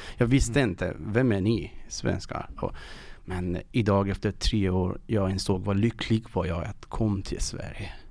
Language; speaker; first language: Swedish; non-native, learner; Persian